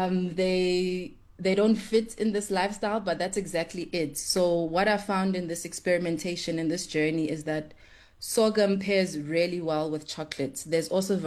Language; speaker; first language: English; non-native, local second language; Zulu